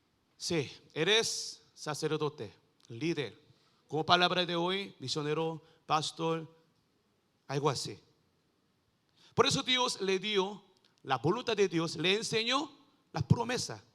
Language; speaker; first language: Spanish; non-native, learner; Korean